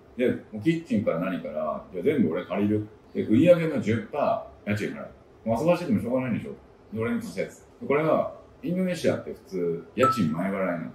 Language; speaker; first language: Japanese; native; Japanese